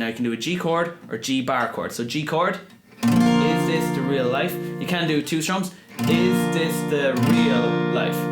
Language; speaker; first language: English; native; English